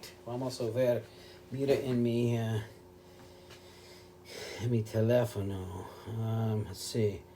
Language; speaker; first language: Spanish; non-native, learner; English